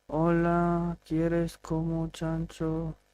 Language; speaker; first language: Spanish; non-native, learner; English